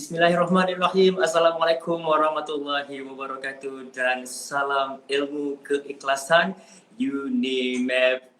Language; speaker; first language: Malay; native; Malay